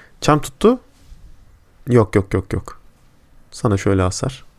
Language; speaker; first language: Turkish; native; Turkish